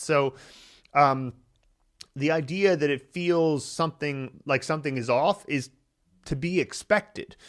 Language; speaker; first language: English; native; English